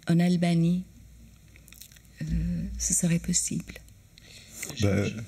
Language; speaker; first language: French; non-native, fluent; Albanian